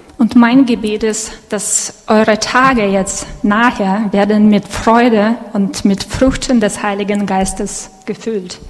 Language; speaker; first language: German; non-native, fluent; Russian